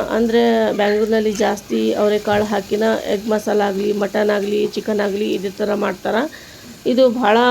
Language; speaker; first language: Kannada; non-native, local second language; Urdu